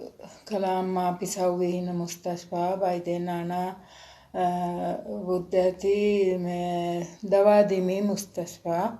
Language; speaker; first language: Arabic; non-native, learner; Sinhala